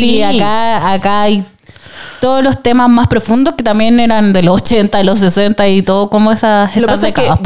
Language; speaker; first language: Spanish; native; Spanish